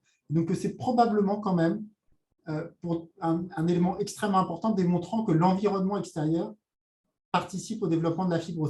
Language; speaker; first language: French; native; French